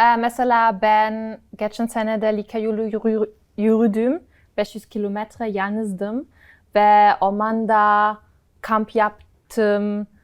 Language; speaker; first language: Turkish; non-native, learner; German